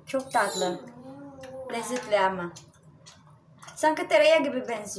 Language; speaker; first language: Turkish; non-native, learner; Filipino